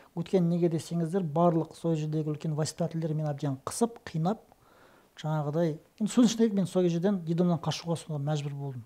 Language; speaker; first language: Kazakh; non-native, local second language; Russian